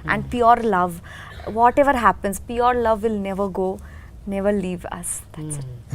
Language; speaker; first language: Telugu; non-native, learner; Bangla